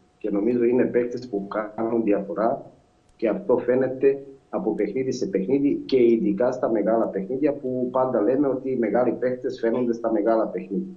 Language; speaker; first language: Greek; non-native, fluent; Serbian